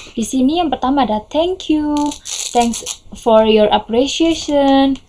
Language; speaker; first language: English; non-native, learner; Indonesian